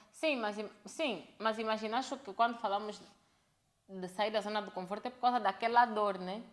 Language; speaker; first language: Portuguese; native; Portuguese